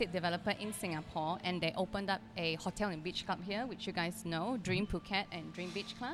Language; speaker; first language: English; non-native, local second language; Cantonese